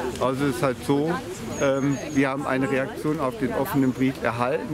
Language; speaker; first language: German; native; German